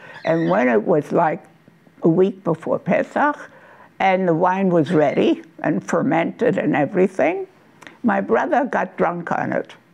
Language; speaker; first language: English; non-native, fluent; German